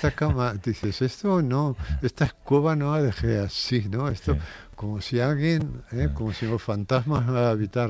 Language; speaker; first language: Spanish; native; Spanish